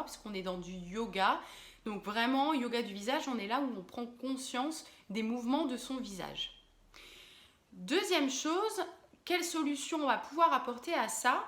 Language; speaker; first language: French; native; French